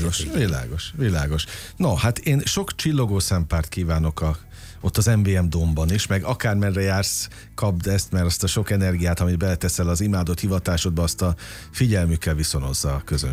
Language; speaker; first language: Hungarian; native; Hungarian